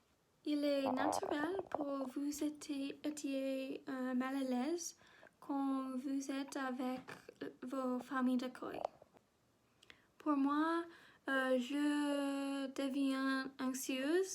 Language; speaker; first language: French; non-native, learner; English